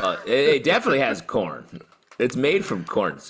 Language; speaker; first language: English; native; English